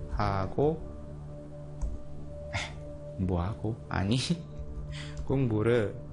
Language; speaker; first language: Korean; non-native, fluent; Indonesian